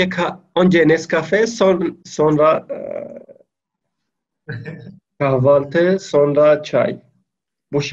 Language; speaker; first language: Turkish; non-native, learner; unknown